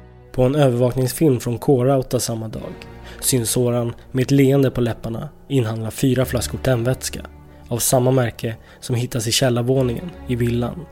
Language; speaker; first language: Swedish; native; Swedish